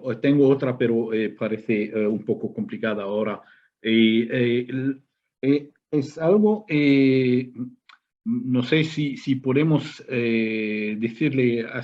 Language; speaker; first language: Spanish; non-native, fluent; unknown